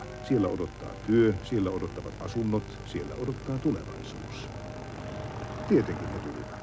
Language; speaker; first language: Finnish; native; Finnish